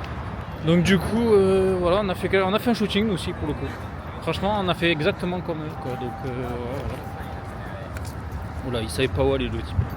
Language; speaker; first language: French; native; French